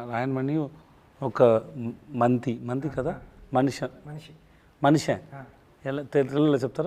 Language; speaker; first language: Telugu; non-native, learner; Tamil